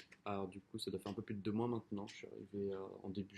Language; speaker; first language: French; native; French